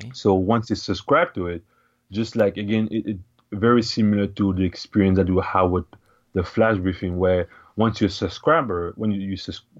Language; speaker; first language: English; non-native, local second language; French